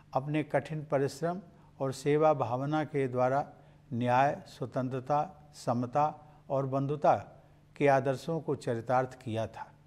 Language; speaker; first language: Hindi; native; Hindi